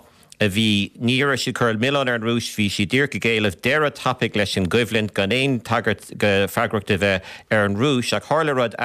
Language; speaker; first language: Irish; native; Irish